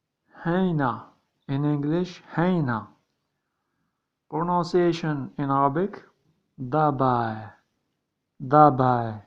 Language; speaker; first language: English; non-native, learner; Arabic